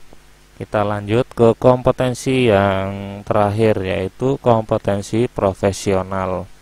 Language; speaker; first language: Indonesian; native; Indonesian